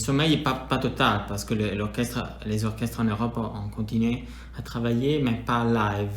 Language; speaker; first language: French; non-native, fluent; Italian